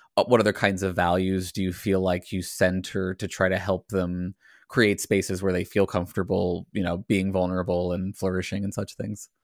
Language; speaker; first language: English; native; English